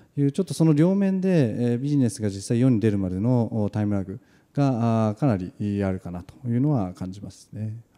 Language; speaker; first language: Japanese; native; Japanese